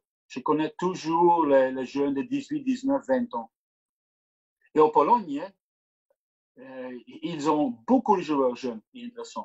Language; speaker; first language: French; non-native, local second language; Dutch